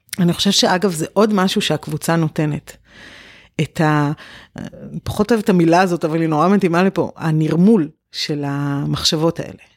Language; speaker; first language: Hebrew; early bilingual, other home language; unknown